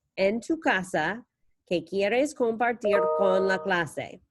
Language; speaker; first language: Spanish; non-native, fluent; English